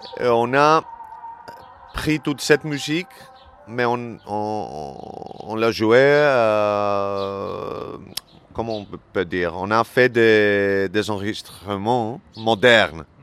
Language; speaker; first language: French; non-native, learner; Greek